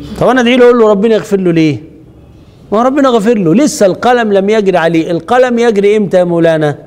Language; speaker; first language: Arabic; native; Arabic